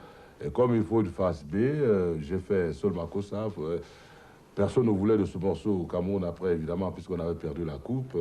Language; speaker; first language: French; non-native, local second language; Duala